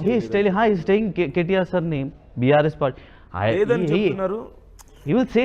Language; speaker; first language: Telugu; non-native, local second language; Hindi